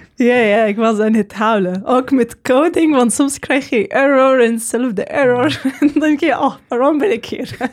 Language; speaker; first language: Dutch; non-native, learner; Arabic